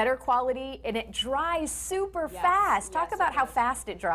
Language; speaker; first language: English; native; English